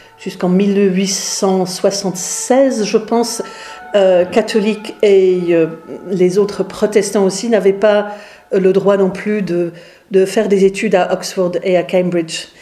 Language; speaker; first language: French; non-native, fluent; English